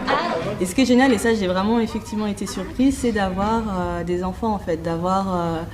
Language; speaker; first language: French; native; French